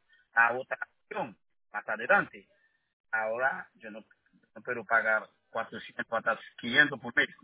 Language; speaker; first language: Spanish; non-native, learner; Haitian Creole